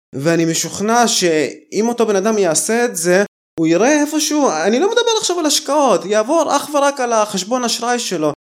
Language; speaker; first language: Hebrew; early bilingual, other home language; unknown